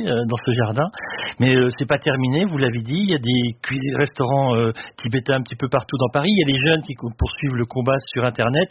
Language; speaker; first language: French; native; French